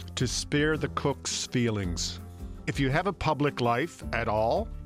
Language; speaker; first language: English; native; English